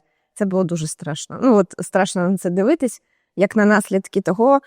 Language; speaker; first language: Ukrainian; native; Ukrainian